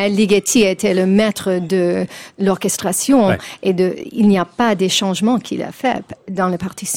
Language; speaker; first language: French; non-native, fluent; English